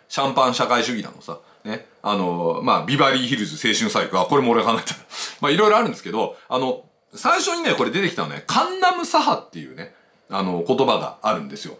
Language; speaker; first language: Japanese; native; Japanese